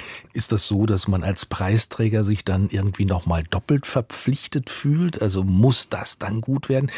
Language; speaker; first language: German; native; German